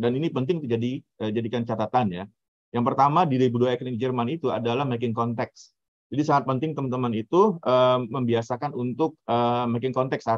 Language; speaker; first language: Indonesian; native; Indonesian